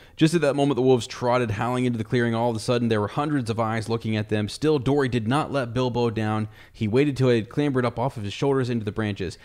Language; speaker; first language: English; native; English